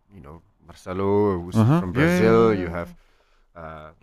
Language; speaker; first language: English; non-native, fluent; Icelandic